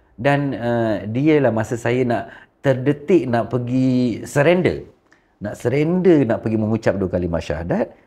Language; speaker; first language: Malay; non-native, local second language; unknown